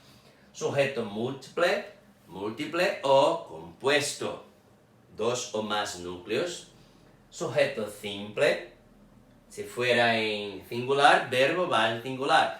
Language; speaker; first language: Spanish; non-native, fluent; Portuguese